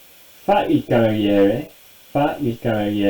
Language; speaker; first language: Italian; non-native, fluent; English